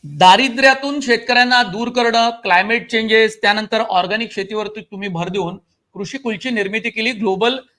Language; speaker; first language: Marathi; native; Marathi